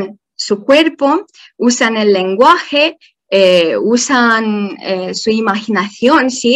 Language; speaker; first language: Spanish; non-native, fluent; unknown